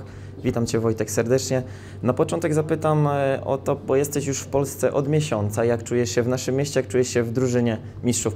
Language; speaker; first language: Polish; native; Polish